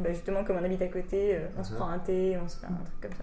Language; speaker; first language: French; native; French